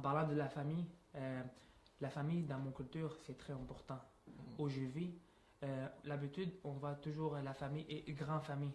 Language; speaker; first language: French; non-native, fluent; Arabic